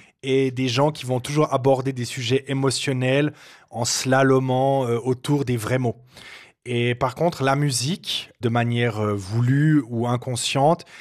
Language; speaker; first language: French; native; French